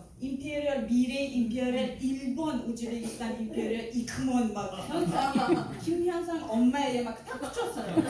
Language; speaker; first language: Korean; non-native, learner; Uzbek